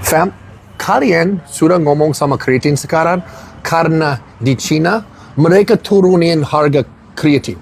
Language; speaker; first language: Indonesian; non-native, learner; English